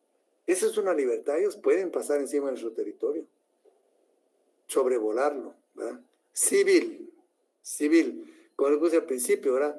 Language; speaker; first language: Spanish; native; Spanish